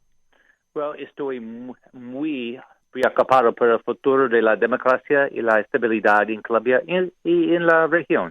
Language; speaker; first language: Spanish; non-native, learner; English